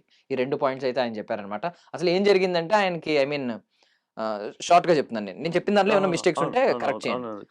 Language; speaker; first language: Telugu; native; Telugu